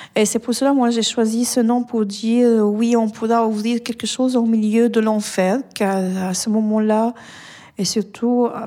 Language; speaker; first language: French; non-native, fluent; Arabic